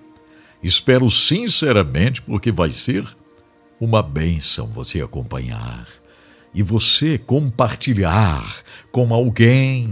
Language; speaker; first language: Portuguese; native; Portuguese